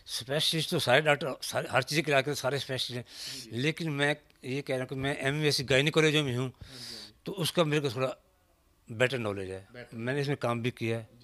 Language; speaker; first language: Hindi; native; Hindi